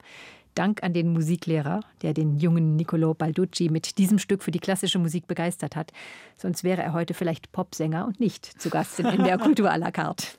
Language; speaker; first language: German; native; German